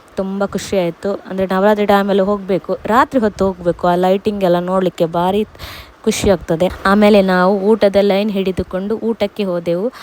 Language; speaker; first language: Kannada; non-native, local second language; Tulu